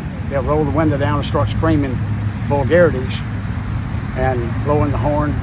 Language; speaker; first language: English; native; English